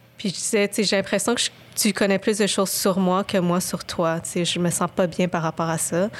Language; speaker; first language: French; native; French